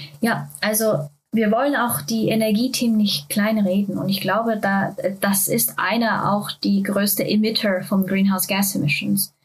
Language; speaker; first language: German; non-native, fluent; Japanese